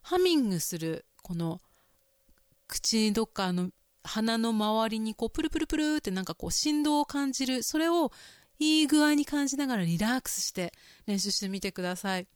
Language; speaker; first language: Japanese; native; Japanese